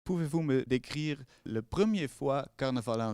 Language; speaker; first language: French; non-native, learner; Dutch